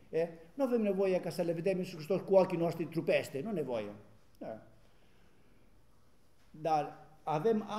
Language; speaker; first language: Romanian; non-native, learner; Greek